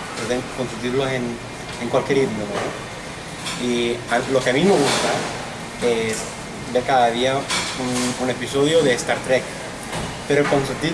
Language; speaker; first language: Spanish; non-native, fluent; English